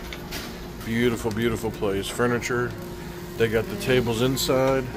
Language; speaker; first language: English; native; English